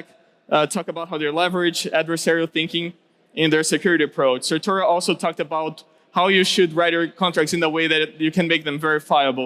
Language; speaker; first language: English; non-native, local second language; Portuguese